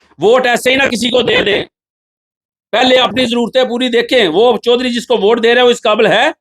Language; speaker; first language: Urdu; non-native, local second language; Punjabi